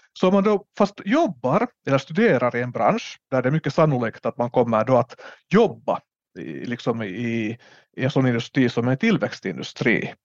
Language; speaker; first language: Swedish; native; Swedish